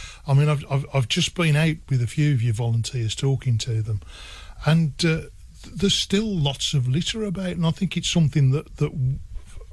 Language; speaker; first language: English; native; English